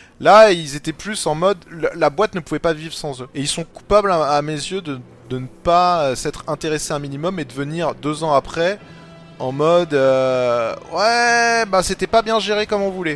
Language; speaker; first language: French; native; French